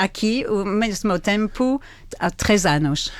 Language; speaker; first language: Portuguese; non-native, fluent; French